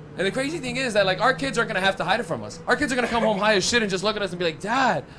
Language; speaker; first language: English; native; English